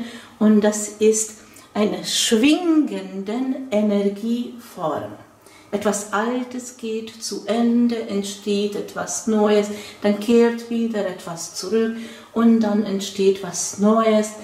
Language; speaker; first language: German; non-native, fluent; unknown